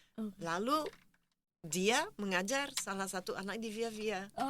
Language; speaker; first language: Indonesian; non-native, fluent; Dutch